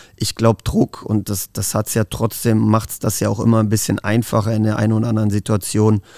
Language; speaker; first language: German; native; German